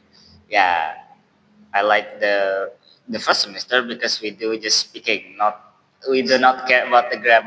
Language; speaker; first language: English; non-native, learner; Indonesian